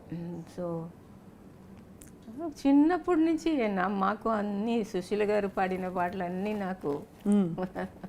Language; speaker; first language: Telugu; non-native, fluent; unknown